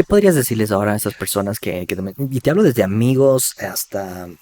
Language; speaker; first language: Spanish; native; Spanish